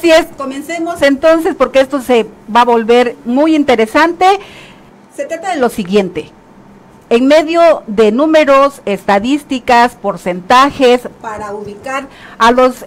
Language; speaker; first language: Spanish; native; Spanish